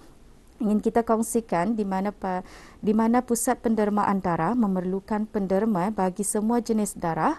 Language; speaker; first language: Malay; native; Malay